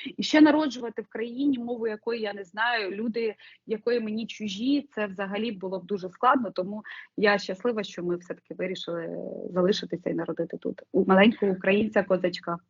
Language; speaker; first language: Ukrainian; native; Ukrainian